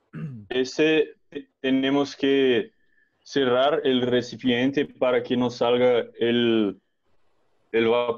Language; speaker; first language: Spanish; non-native, learner; Portuguese